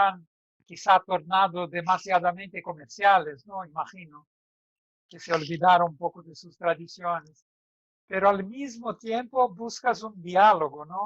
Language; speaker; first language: Spanish; non-native, fluent; Portuguese